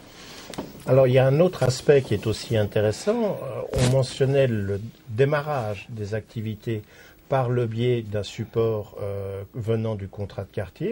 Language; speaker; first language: French; native; French